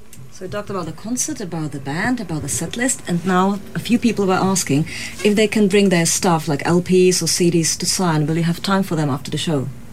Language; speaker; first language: English; non-native, fluent; Czech